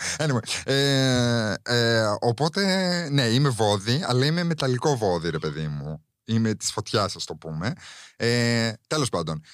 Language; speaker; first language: Greek; early bilingual, heritage; Greek